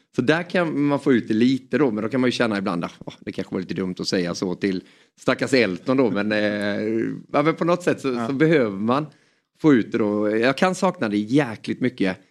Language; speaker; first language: Swedish; native; Swedish